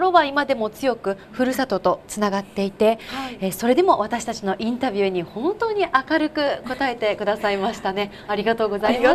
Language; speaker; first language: Japanese; native; Japanese